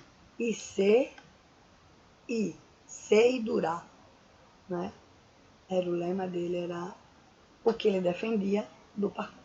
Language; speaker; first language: Portuguese; native; Portuguese